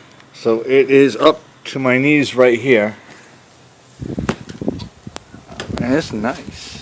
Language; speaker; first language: English; native; English